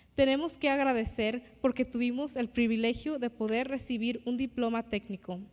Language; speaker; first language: Spanish; early bilingual, other home language; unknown